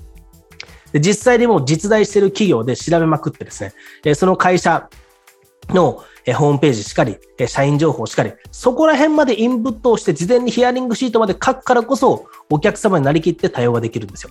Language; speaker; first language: Japanese; native; Japanese